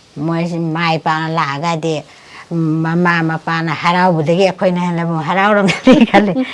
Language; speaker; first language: Manipuri; native; Manipuri